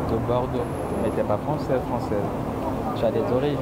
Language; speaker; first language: French; native; French